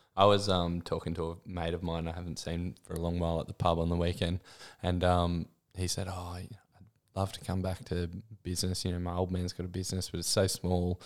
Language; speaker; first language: English; native; English